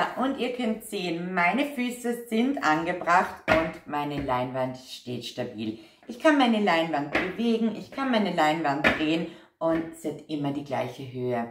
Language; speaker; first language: German; native; German